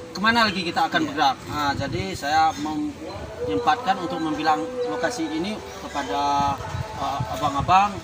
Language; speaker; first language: Indonesian; native; Indonesian